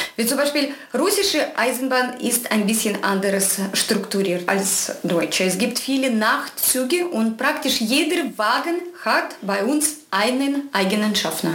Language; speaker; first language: German; non-native, fluent; Russian